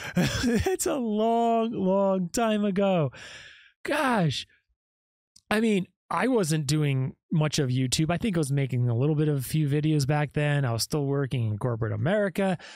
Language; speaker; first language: English; native; English